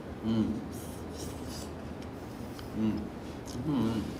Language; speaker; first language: Korean; native; Korean